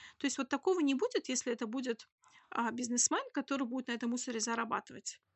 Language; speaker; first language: Russian; native; Russian